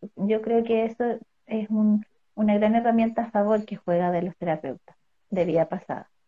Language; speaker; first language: Spanish; native; Spanish